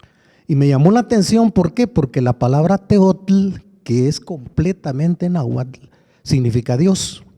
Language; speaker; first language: Spanish; native; Spanish